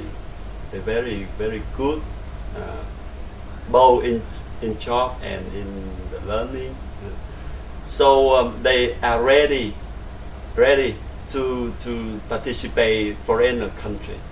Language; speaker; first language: English; non-native, learner; Vietnamese